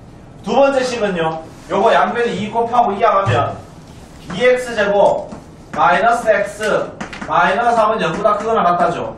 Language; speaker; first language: Korean; native; Korean